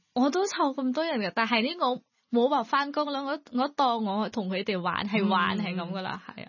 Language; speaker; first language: Cantonese; non-native, learner; Thai